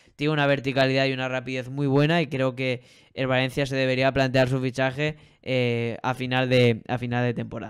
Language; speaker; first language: Spanish; native; Spanish